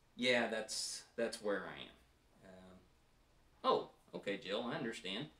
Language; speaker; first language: English; native; English